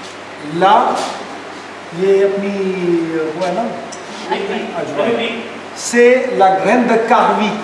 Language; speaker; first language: French; non-native, fluent; Hindi